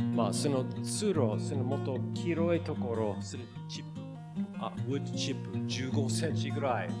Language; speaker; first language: Japanese; non-native, learner; English